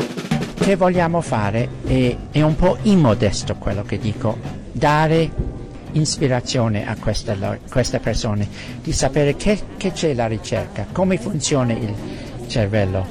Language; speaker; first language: Italian; non-native, learner; English